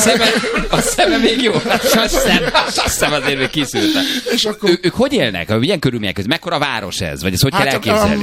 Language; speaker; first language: Hungarian; native; Hungarian